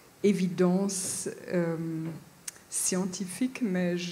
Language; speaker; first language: French; non-native, fluent; German